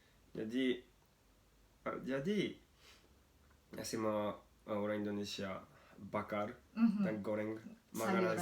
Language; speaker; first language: Indonesian; non-native, learner; Japanese